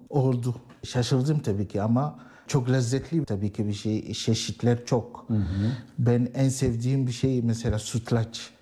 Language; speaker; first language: Turkish; non-native, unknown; Arabic